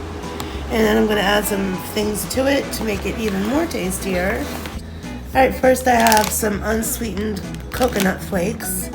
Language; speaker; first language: English; native; English